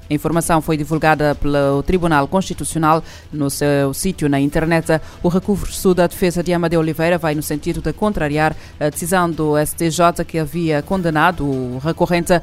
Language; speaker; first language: Portuguese; non-native, local second language; Kabuverdianu